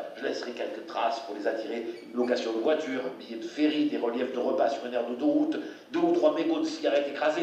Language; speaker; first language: French; native; French